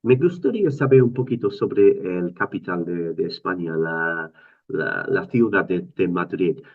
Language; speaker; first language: Spanish; non-native, fluent; English